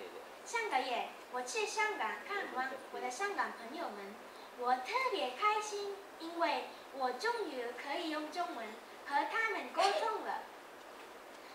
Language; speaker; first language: Chinese; non-native, fluent; Japanese